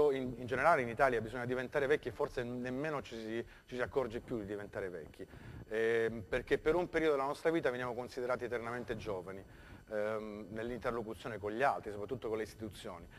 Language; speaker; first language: Italian; native; Italian